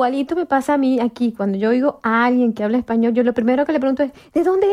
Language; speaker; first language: Spanish; native; Spanish